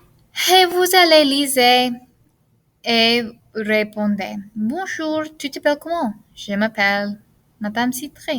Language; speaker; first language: French; non-native, fluent; English